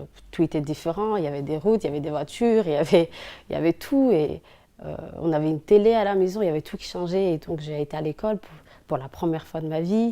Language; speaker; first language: French; early bilingual, other home language; Somali